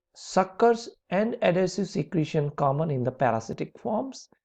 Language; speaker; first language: English; non-native, local second language; Hindi